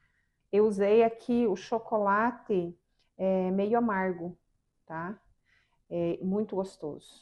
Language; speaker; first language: Portuguese; native; Portuguese